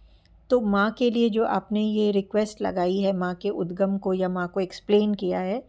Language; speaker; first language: Hindi; native; Hindi